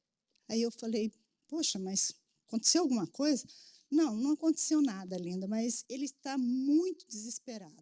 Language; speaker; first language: Portuguese; native; Portuguese